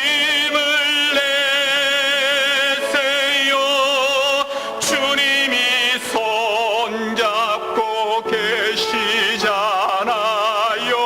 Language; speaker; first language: Korean; native; Korean